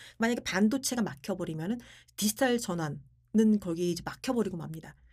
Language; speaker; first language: Korean; native; Korean